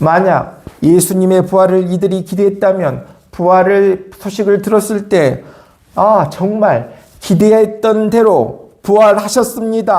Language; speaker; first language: Korean; native; Korean